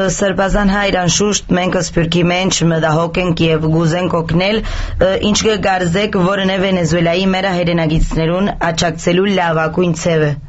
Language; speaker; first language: Armenian; early bilingual, heritage; Armenian